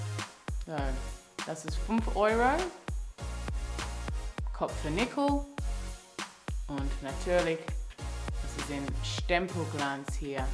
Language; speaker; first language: German; non-native, learner; English